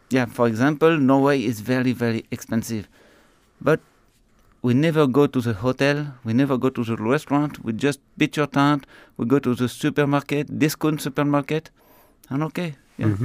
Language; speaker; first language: English; non-native, learner; French